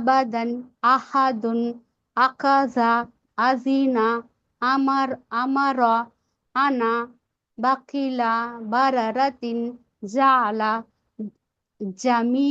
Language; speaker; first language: Arabic; non-native, learner; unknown